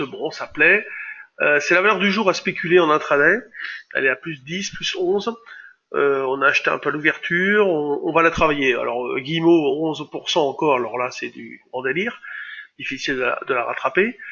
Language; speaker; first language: French; native; French